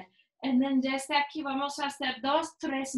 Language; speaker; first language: Spanish; non-native, learner; English